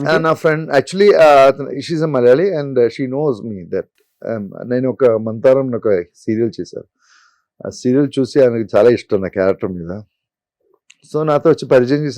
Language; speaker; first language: Telugu; non-native, local second language; Malayalam